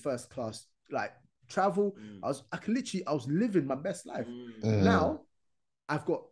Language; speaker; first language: English; non-native, fluent; Arabic